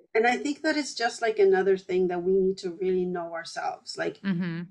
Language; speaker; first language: English; early bilingual, other home language; Polish